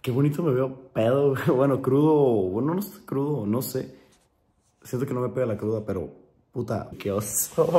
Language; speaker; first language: Spanish; native; Spanish